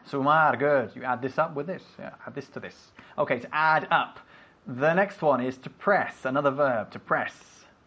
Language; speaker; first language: English; native; English